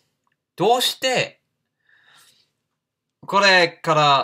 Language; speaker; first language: Japanese; non-native, learner; English